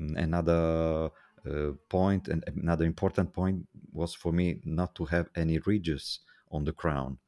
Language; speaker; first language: English; non-native, fluent; Italian